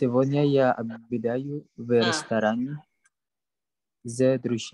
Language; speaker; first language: Russian; non-native, learner; Indonesian